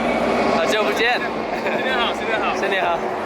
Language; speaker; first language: Chinese; non-native, fluent; English